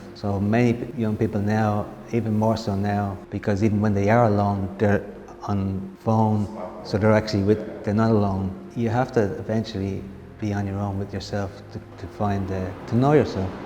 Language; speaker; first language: English; native; English